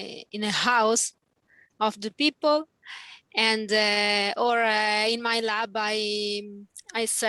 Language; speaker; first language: English; non-native, learner; Italian